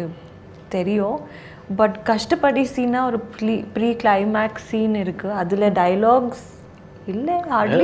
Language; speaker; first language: Tamil; non-native, local second language; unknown